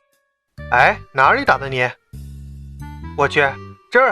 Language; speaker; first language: Chinese; native; Chinese